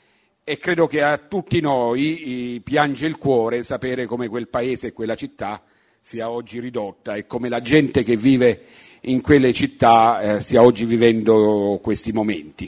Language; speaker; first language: Italian; native; Italian